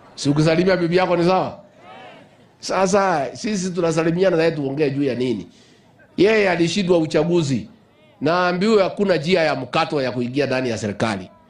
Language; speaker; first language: Swahili; non-native, local second language; Kikuyu